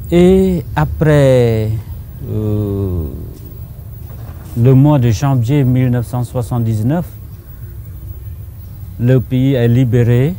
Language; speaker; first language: French; non-native, fluent; Khmer